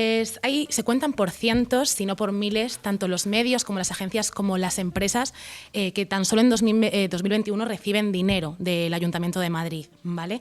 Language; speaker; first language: Spanish; native; Spanish